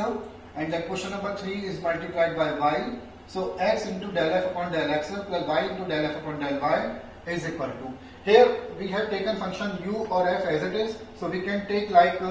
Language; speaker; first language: English; non-native, local second language; Hindi